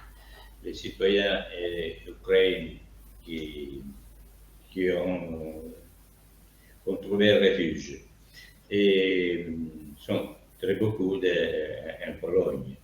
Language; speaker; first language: French; non-native, learner; Italian